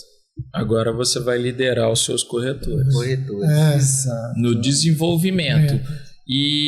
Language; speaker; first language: Portuguese; native; Portuguese